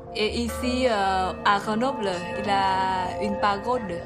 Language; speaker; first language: French; non-native, learner; Vietnamese